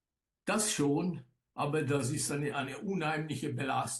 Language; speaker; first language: German; non-native, local second language; Italian